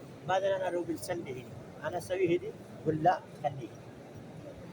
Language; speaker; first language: Arabic; non-native, learner; Urdu